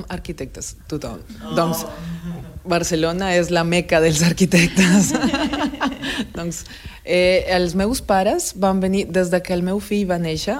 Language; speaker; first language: Catalan; non-native, fluent; Spanish